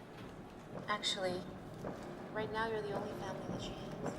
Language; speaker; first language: English; native; English